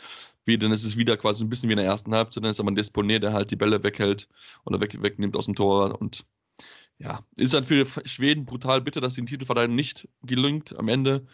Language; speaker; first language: German; native; German